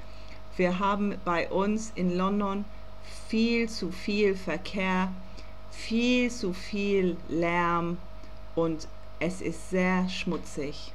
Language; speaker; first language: German; non-native, learner; English